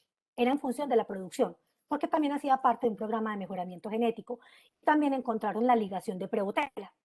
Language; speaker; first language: Spanish; native; Spanish